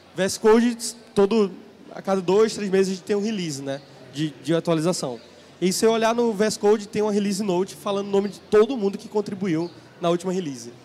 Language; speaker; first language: Portuguese; native; Portuguese